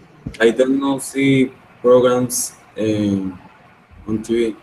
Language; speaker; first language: English; non-native, learner; Spanish